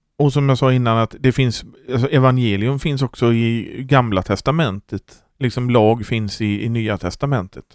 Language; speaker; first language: Swedish; native; Swedish